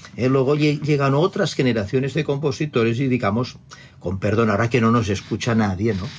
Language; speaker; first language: Spanish; non-native, local second language; Catalan